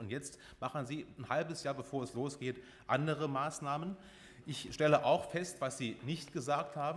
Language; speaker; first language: German; native; German